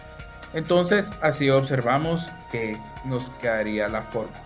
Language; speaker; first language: Spanish; native; Spanish